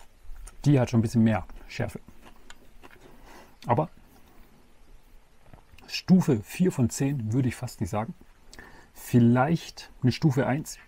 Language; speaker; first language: German; native; German